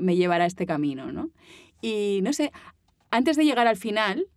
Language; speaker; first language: Spanish; native; Spanish